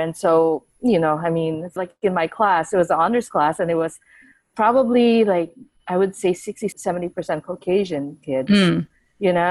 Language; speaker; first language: English; non-native, local second language; Filipino